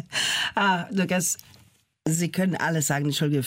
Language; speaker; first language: German; non-native, fluent; Portuguese